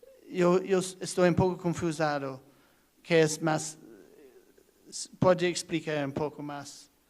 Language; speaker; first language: Spanish; non-native, learner; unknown